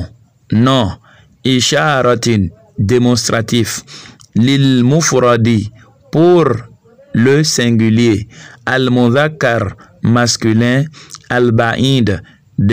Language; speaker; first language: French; non-native, local second language; Fon